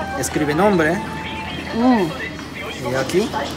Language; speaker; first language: Spanish; non-native, learner; Japanese